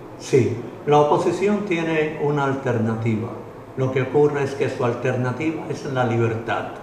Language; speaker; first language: Spanish; native; Spanish